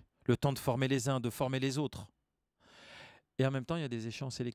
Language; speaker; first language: French; native; French